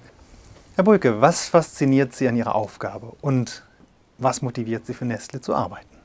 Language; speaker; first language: German; native; German